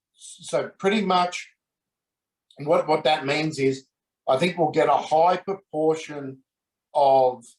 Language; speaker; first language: English; native; English